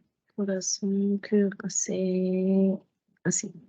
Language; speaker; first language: French; non-native, learner; Spanish